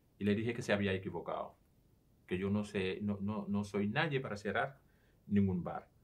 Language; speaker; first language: Spanish; non-native, fluent; Serer